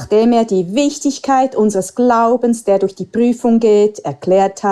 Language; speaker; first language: German; native; German